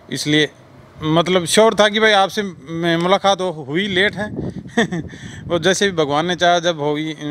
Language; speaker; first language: Hindi; non-native, local second language; Punjabi